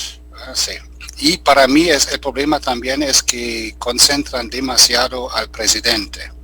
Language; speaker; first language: Spanish; non-native, fluent; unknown